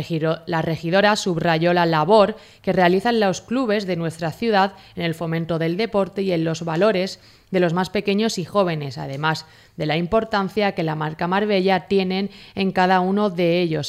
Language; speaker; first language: Spanish; native; Spanish